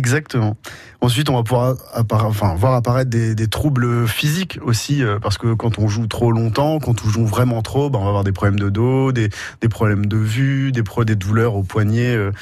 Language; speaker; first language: French; native; French